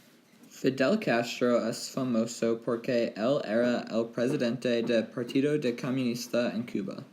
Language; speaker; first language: Spanish; non-native, learner; English